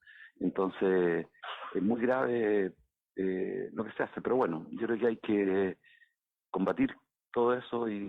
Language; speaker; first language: Spanish; native; Spanish